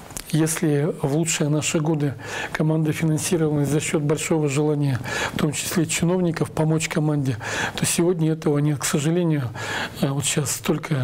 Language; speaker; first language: Russian; native; Russian